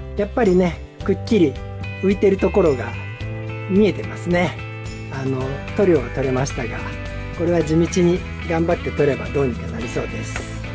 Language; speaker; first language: Japanese; native; Japanese